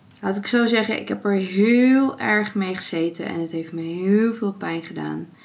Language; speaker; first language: Dutch; early bilingual, other home language; Armenian